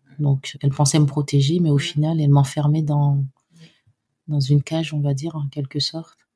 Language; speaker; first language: French; non-native, local second language; Haitian Creole